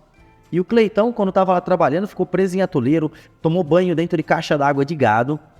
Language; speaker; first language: Portuguese; native; Portuguese